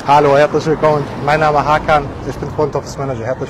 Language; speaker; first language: German; non-native, learner; Turkish